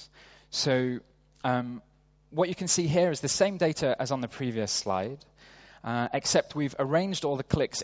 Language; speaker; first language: English; native; English